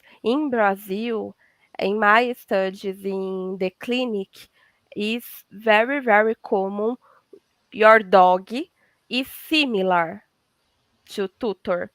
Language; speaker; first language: English; non-native, learner; Portuguese